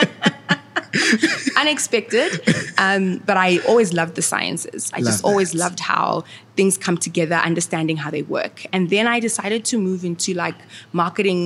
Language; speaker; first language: English; non-native, local second language; Shona